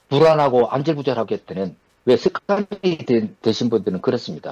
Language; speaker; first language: Korean; native; Korean